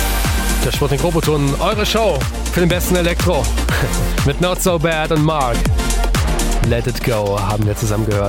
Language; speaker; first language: German; native; German